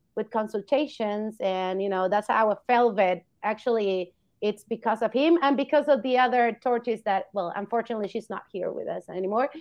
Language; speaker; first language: English; non-native, fluent; Spanish